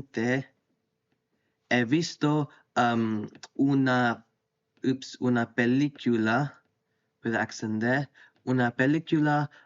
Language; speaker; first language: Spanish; non-native, fluent; English